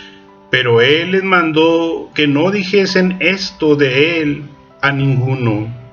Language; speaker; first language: Spanish; native; Spanish